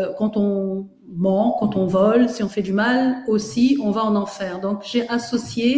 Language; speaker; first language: French; native; French